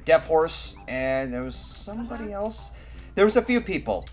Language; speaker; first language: English; native; English